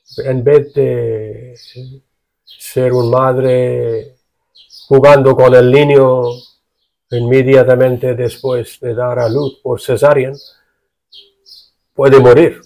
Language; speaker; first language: Spanish; non-native, fluent; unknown